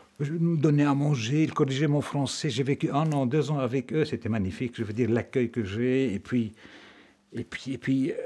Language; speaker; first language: French; non-native, local second language; Arabic